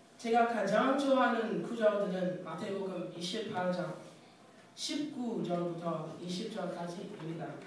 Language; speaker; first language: Korean; non-native, fluent; English